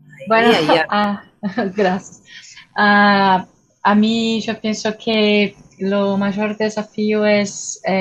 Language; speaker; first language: Spanish; non-native, fluent; Portuguese